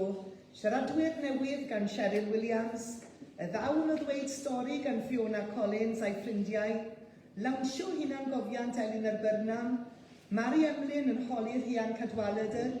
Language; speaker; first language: Welsh; native; Welsh